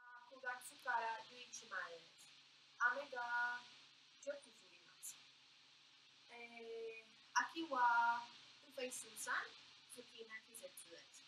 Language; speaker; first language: Japanese; non-native, learner; Spanish